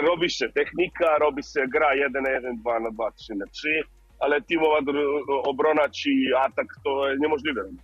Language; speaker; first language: Polish; non-native, learner; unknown